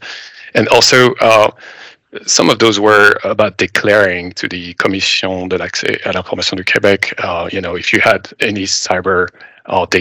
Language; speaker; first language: English; non-native, fluent; French